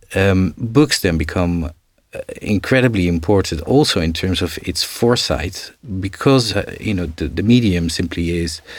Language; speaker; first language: English; non-native, fluent; Dutch